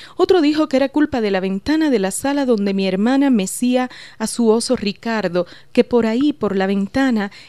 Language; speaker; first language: Spanish; native; Spanish